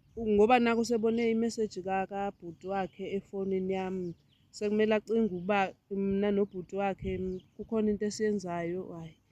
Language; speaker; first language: Zulu; non-native, local second language; Xhosa